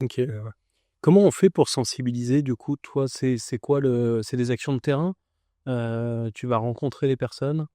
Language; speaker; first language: French; native; French